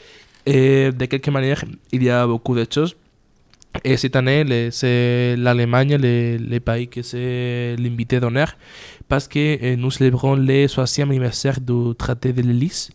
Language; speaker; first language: French; non-native, learner; Spanish